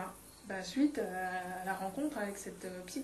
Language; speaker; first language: French; native; French